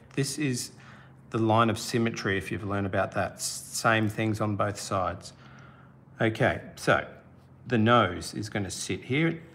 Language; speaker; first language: English; native; English